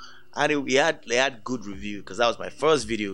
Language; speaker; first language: English; non-native, local second language; Yoruba